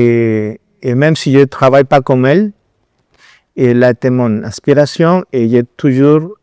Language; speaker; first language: French; non-native, fluent; Spanish